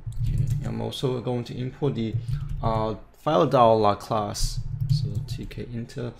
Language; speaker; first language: English; non-native, fluent; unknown